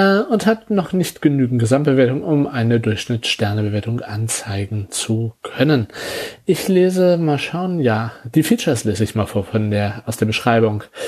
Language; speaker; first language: German; native; German